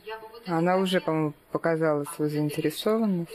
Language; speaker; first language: Russian; native; Russian